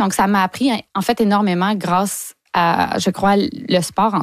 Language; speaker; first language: French; native; French